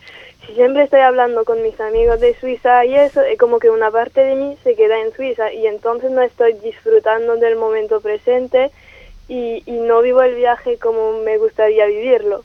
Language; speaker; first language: Spanish; non-native, fluent; French